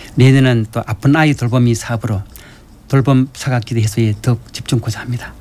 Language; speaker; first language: Korean; native; Korean